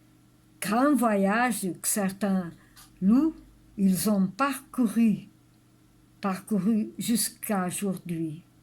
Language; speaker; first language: French; non-native, learner; Portuguese